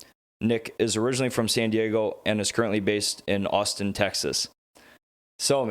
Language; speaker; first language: English; native; English